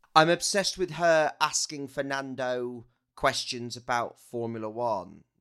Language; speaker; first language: English; native; English